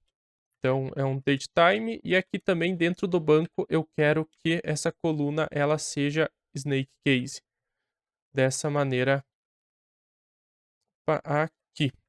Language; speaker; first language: Portuguese; native; Portuguese